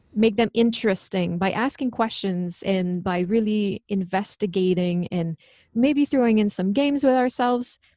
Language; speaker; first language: English; non-native, fluent; French